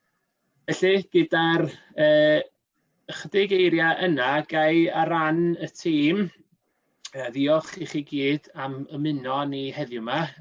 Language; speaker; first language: Welsh; native; Welsh